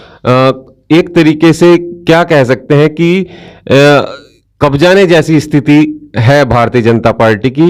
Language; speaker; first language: Hindi; native; Hindi